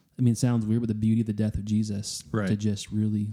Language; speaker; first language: English; native; English